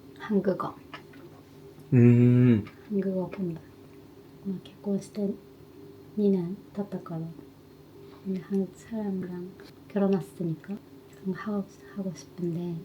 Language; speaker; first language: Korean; non-native, learner; Japanese